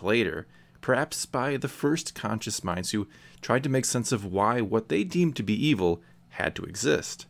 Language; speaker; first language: English; native; English